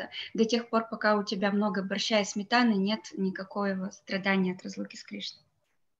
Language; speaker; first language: Russian; native; Russian